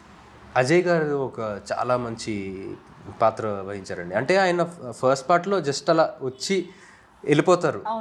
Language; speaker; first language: Telugu; native; Telugu